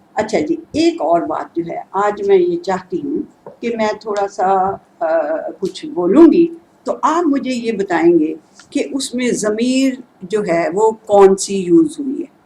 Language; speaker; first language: Urdu; native; Urdu